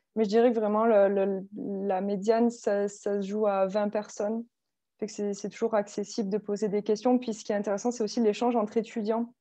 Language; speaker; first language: French; native; French